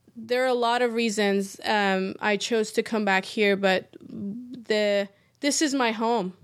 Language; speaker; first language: English; early bilingual, other home language; Persian